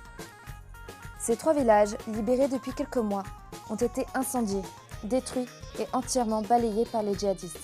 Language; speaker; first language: French; native; French